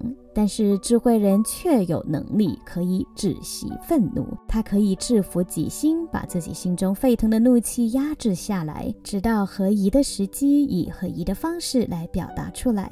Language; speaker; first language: Chinese; native; Chinese